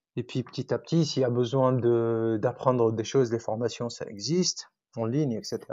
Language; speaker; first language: French; non-native, local second language; Arabic